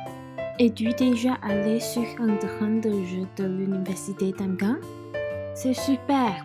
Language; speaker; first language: French; non-native, learner; Chinese